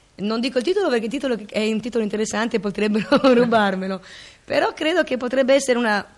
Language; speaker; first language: Italian; native; Italian